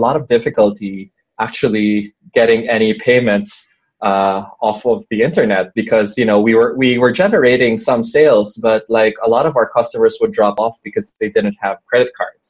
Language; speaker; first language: English; non-native, local second language; Filipino